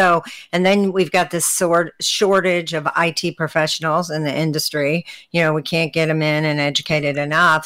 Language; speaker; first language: English; native; English